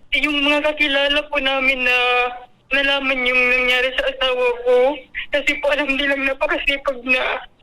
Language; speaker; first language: Filipino; non-native, local second language; Bikol